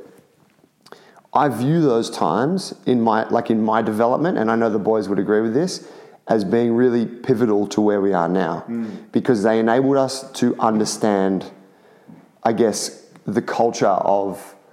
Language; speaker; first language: English; native; English